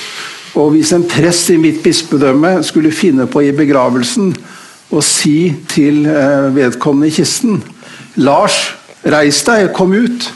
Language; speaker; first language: Norwegian; native; Norwegian